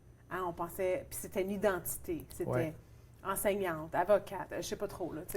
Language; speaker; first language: French; native; French